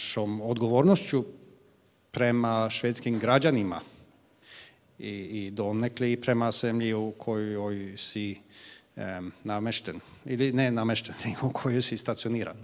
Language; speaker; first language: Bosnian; non-native, fluent; Swedish